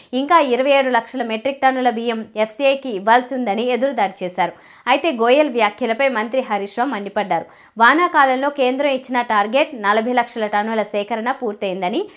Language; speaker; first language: Telugu; native; Telugu